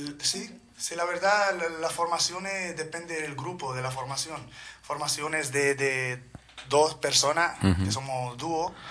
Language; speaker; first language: Spanish; non-native, fluent; Arabic